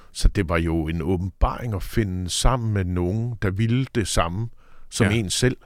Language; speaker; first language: Danish; native; Danish